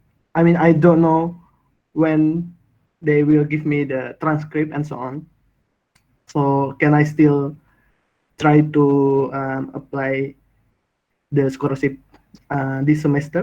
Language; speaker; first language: English; non-native, learner; Indonesian